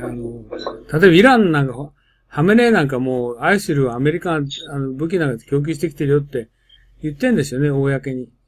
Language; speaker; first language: Japanese; native; Japanese